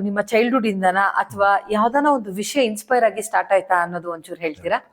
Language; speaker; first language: Kannada; native; Kannada